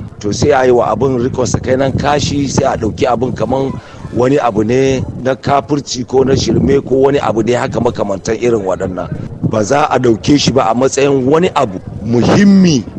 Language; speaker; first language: Hausa; native; Hausa